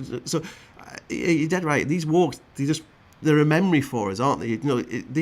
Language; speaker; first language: English; native; English